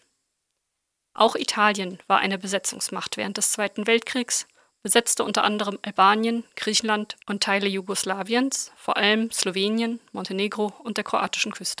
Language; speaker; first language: German; native; German